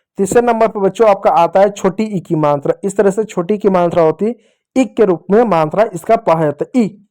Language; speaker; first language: Hindi; native; Hindi